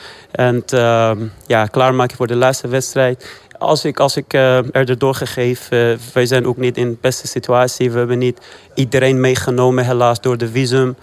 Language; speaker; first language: Dutch; early bilingual, other home language; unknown